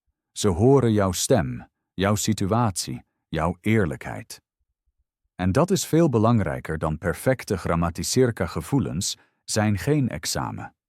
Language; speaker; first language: Dutch; non-native, fluent; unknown